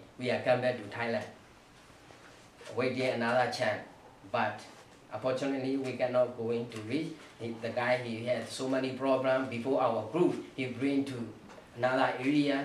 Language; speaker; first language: English; non-native, learner; Burmese